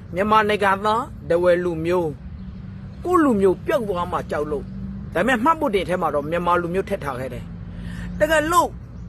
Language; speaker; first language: Burmese; native; Burmese